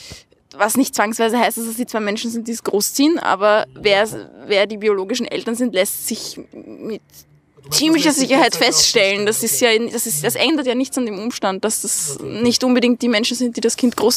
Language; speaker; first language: German; native; German